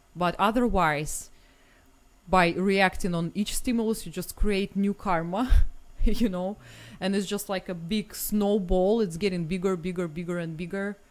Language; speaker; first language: English; non-native, fluent; Russian